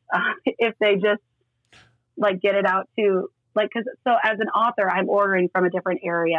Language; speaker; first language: English; native; English